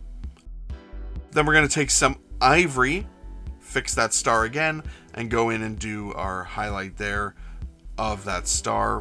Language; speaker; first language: English; native; English